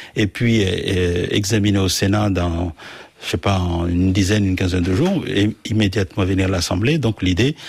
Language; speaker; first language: French; non-native, local second language; Comorian